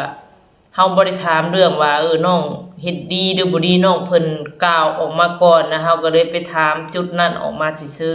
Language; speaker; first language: Thai; non-native, local second language; Lao